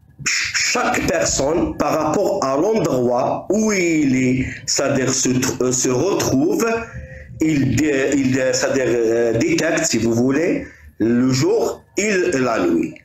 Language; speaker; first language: French; non-native, local second language; Arabic